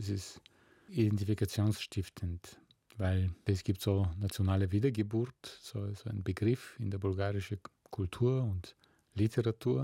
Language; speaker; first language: German; non-native, fluent; Bulgarian